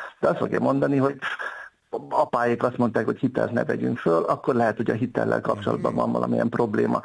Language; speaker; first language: Hungarian; native; Hungarian